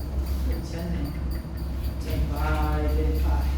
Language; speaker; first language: Vietnamese; non-native, learner; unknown